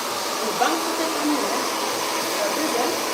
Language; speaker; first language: Dutch; non-native, fluent; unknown